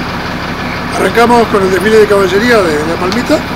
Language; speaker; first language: Spanish; native; Spanish